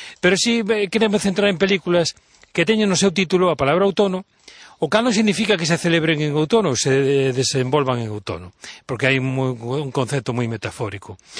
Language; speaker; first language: Galician; non-native, local second language; Spanish